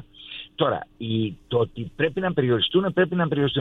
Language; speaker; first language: Greek; native; Greek